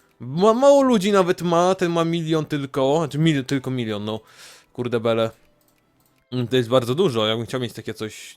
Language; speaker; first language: Polish; native; Polish